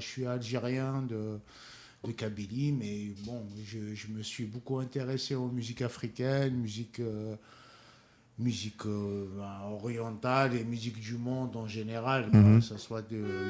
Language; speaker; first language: French; non-native, local second language; Kabyle